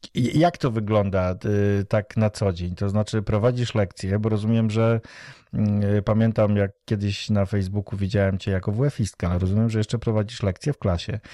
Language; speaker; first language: Polish; native; Polish